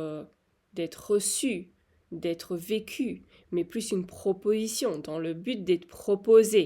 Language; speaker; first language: French; native; French